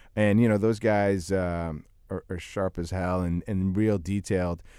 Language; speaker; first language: English; early bilingual, other home language; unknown